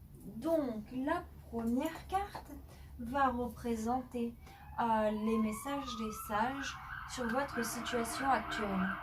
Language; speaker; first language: French; native; French